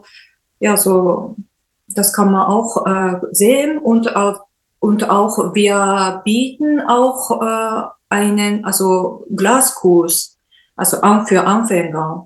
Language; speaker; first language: German; non-native, learner; Japanese